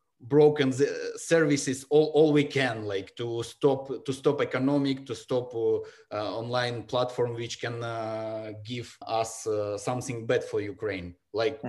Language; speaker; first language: English; non-native, learner; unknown